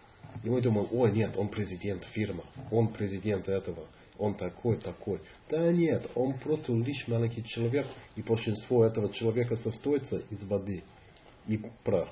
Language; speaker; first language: Russian; non-native, fluent; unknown